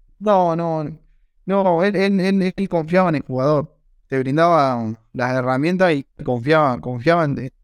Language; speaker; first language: Spanish; native; Spanish